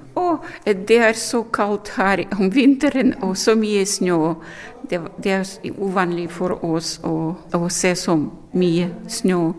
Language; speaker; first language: Norwegian; non-native, learner; Ukrainian